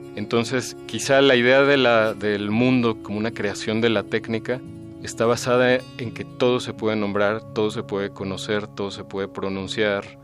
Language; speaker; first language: Spanish; native; Spanish